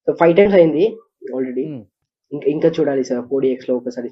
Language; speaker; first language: Telugu; non-native, learner; Kannada